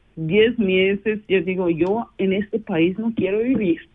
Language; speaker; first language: Spanish; non-native, fluent; Portuguese